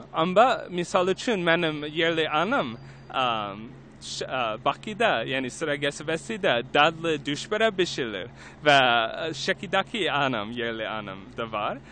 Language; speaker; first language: Turkish; non-native, learner; English